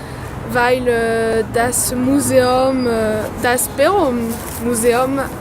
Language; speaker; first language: German; non-native, learner; French